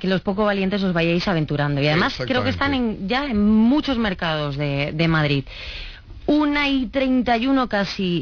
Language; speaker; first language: Spanish; native; Spanish